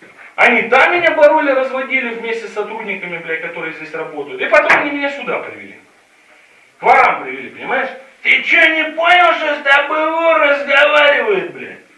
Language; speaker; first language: Russian; native; Russian